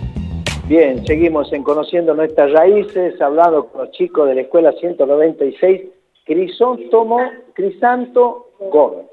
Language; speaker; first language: Spanish; native; Spanish